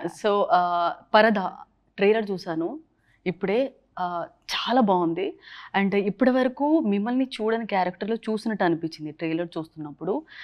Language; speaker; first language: Telugu; native; Telugu